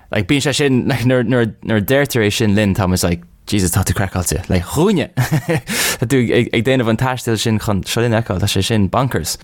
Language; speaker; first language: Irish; non-native, local second language; English